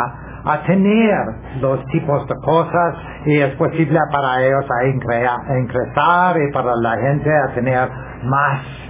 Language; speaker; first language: Spanish; non-native, learner; English